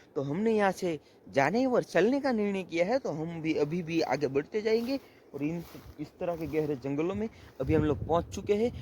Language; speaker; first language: Hindi; non-native, local second language; Gujarati